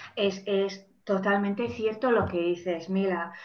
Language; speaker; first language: Spanish; non-native, fluent; English